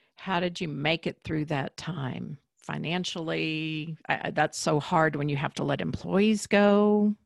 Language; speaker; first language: English; native; English